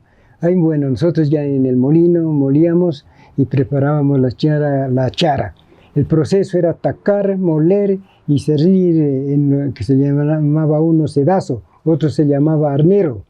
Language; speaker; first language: Spanish; native; Spanish